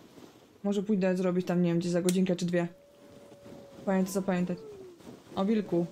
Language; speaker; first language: Polish; native; Polish